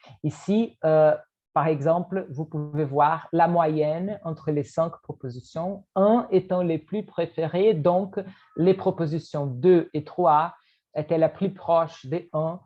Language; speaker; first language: French; non-native, fluent; Portuguese